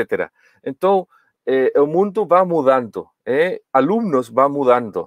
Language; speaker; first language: Portuguese; non-native, learner; Spanish